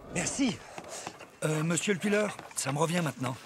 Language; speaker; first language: French; native; French